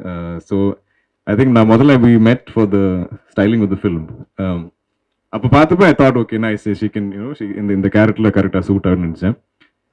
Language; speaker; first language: Tamil; non-native, local second language; Malayalam